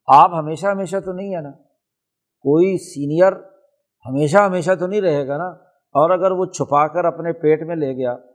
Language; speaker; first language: Urdu; non-native, local second language; Punjabi